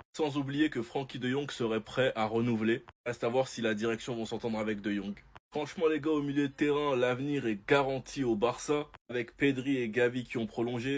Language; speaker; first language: French; native; French